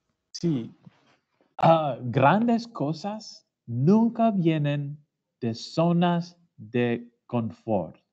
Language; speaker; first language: Spanish; non-native, learner; English